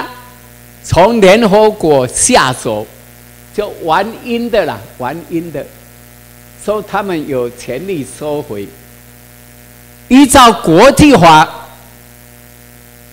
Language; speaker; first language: Chinese; non-native, local second language; Min Nan Chinese